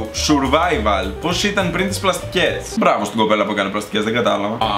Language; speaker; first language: Greek; native; Greek